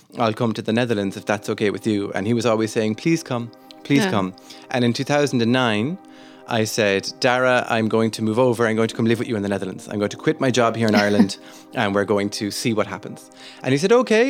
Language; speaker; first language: English; native; English